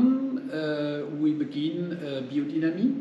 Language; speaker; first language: English; non-native, learner; French